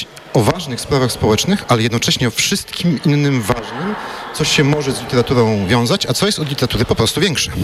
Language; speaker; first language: Polish; native; Polish